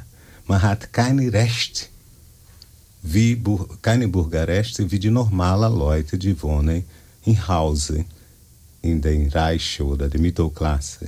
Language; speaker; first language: German; non-native, learner; Portuguese